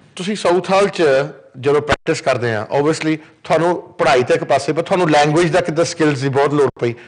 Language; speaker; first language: Punjabi; early bilingual, heritage; Punjabi